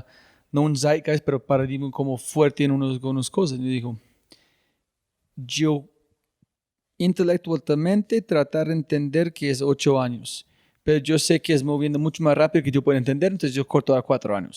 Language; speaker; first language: Spanish; non-native, fluent; English